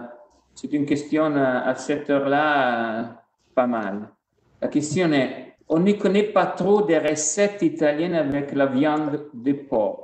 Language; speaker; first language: French; non-native, fluent; Italian